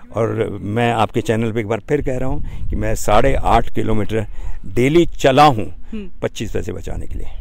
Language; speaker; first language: Hindi; native; Hindi